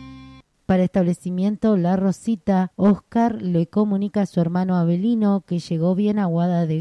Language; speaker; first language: Spanish; native; Spanish